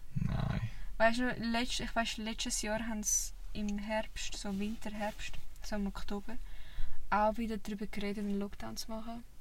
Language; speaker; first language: German; early bilingual, other home language; Vietnamese